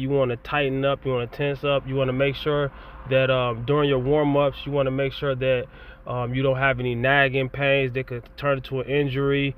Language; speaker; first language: English; native; English